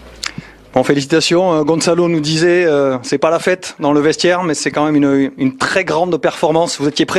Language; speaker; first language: French; native; French